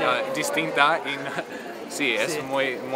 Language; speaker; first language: Spanish; non-native, learner; English